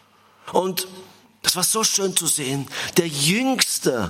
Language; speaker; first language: German; non-native, fluent; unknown